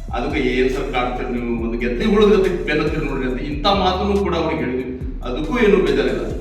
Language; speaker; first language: Kannada; native; Kannada